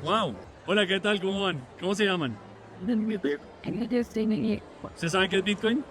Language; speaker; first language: Spanish; native; Spanish